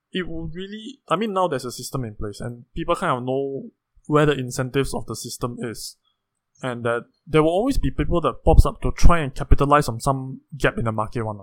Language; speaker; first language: English; native; English